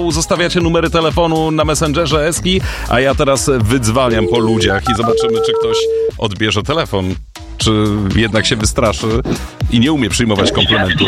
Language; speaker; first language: Polish; native; Polish